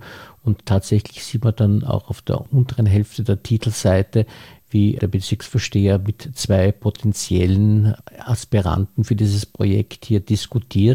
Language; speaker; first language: German; native; German